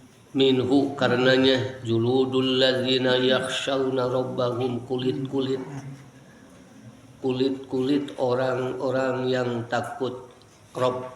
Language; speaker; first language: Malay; non-native, local second language; Sundanese